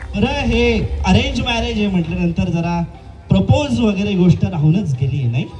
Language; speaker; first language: Marathi; non-native, local second language; Gujarati